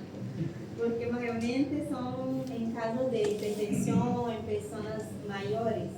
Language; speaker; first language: Portuguese; non-native, learner; Spanish